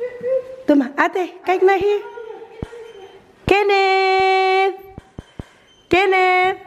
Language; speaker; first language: Dutch; non-native, learner; Filipino